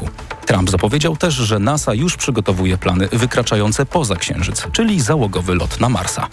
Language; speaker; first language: Polish; native; Polish